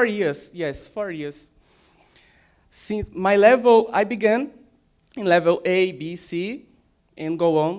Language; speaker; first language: English; non-native, learner; Portuguese